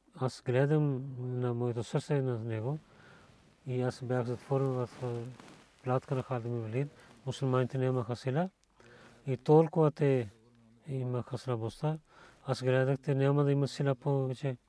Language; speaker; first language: Bulgarian; non-native, learner; Urdu